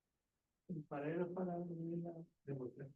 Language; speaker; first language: Spanish; native; Spanish